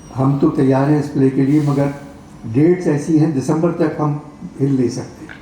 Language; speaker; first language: Urdu; native; Urdu